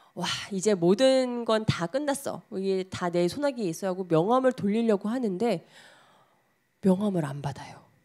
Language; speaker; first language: Korean; native; Korean